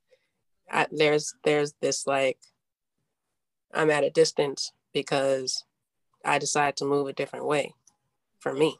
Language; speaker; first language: English; native; English